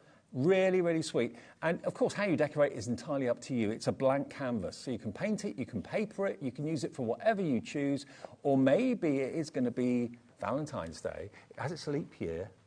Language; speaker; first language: English; native; English